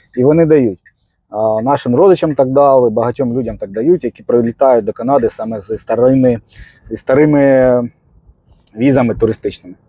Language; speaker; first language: Ukrainian; non-native, local second language; Russian